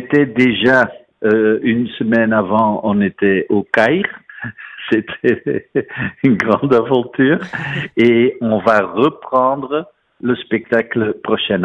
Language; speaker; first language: French; non-native, fluent; Dutch